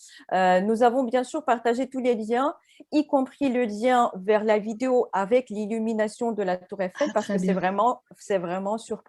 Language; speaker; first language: French; non-native, fluent; Russian